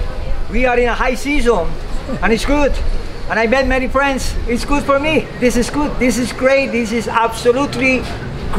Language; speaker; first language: English; non-native, learner; Spanish